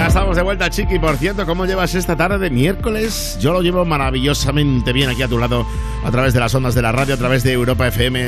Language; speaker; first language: Spanish; native; Spanish